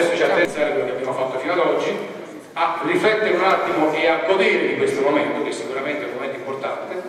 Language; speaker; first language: Italian; native; Italian